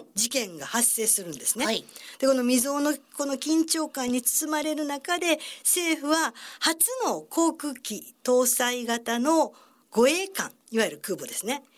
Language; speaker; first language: Japanese; native; Japanese